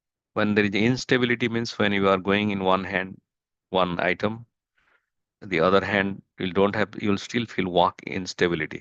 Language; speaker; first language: English; non-native, fluent; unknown